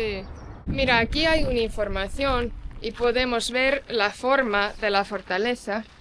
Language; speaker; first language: Spanish; non-native, fluent; Estonian